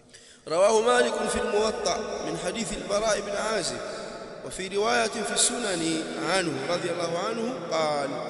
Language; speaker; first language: Arabic; non-native, fluent; Swahili